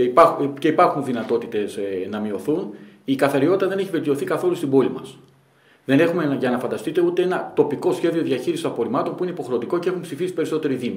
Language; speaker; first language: Greek; native; Greek